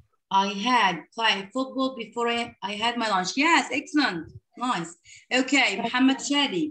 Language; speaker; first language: English; non-native, fluent; Arabic